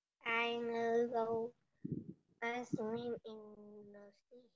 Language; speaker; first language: English; non-native, learner; Vietnamese